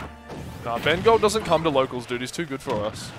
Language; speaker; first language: English; native; English